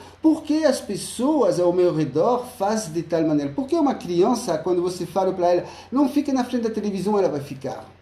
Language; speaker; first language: Portuguese; non-native, fluent; French